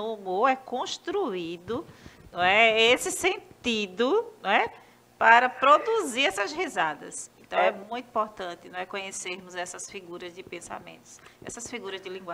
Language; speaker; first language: Portuguese; native; Portuguese